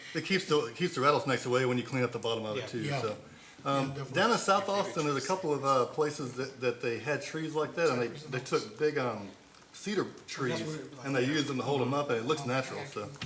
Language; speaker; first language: English; native; English